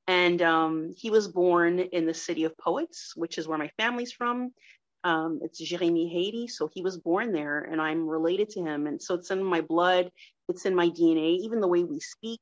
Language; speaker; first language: English; non-native, fluent; French